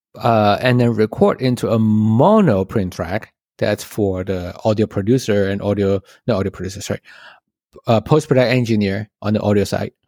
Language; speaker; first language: English; non-native, local second language; Chinese